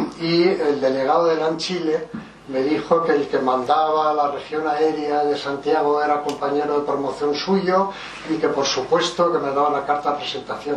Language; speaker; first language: Spanish; early bilingual, other home language; French